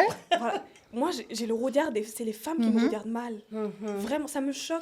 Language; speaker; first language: French; native; French